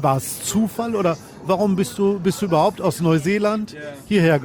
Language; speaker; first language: German; native; German